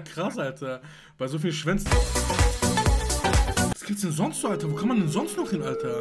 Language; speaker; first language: German; early bilingual, other home language; Turkish